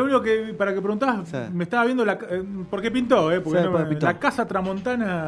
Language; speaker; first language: Spanish; native; Spanish